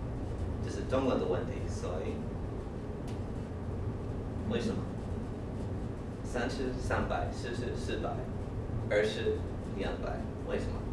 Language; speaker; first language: Chinese; non-native, fluent; English